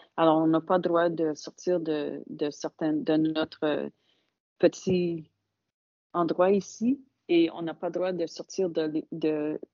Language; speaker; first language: French; non-native, local second language; English